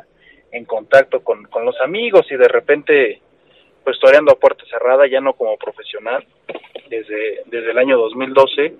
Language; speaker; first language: Spanish; native; Spanish